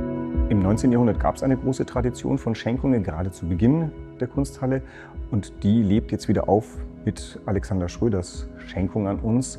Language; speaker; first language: German; native; German